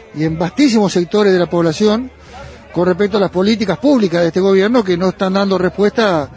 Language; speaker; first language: Spanish; native; Spanish